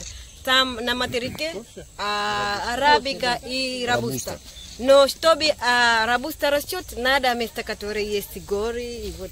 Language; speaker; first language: Russian; non-native, learner; Swahili